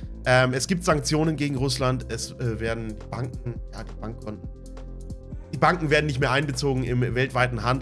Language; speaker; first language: German; native; German